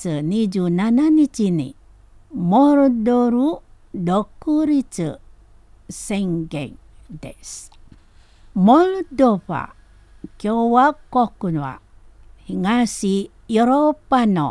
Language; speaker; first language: Japanese; non-native, fluent; Indonesian